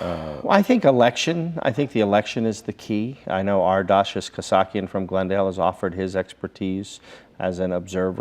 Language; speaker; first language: English; native; English